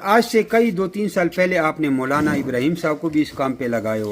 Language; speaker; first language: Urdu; non-native, local second language; Pashto